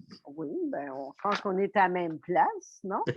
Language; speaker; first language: French; native; French